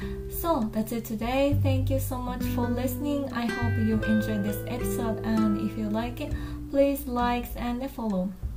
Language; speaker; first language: English; non-native, fluent; Japanese